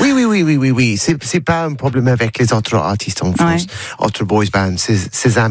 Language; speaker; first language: French; non-native, learner; English